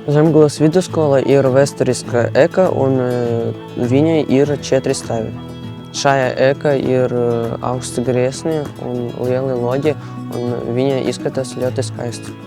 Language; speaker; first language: Latvian; non-native, local second language; Russian